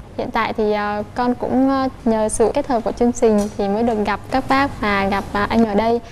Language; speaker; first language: Vietnamese; native; Vietnamese